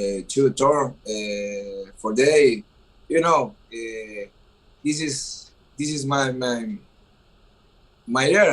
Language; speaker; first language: English; non-native, learner; Spanish